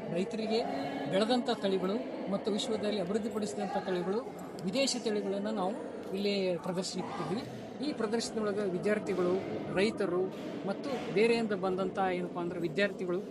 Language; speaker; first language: Kannada; native; Kannada